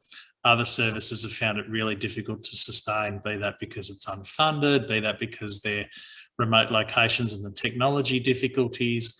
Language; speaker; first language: English; native; English